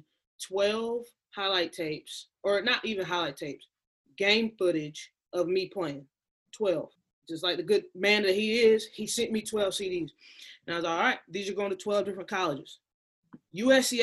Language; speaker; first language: English; native; English